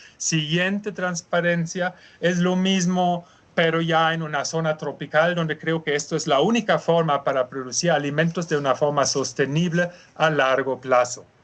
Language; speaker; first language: Spanish; non-native, fluent; German